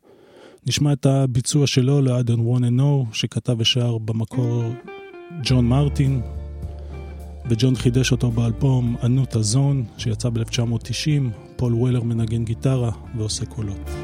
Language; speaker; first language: Hebrew; native; Hebrew